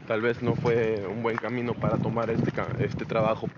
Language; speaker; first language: Spanish; native; Spanish